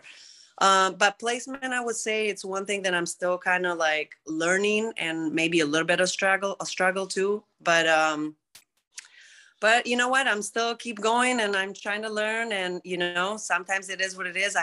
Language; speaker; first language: English; non-native, fluent; Greek